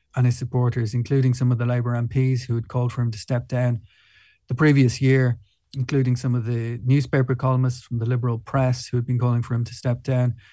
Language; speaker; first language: English; native; English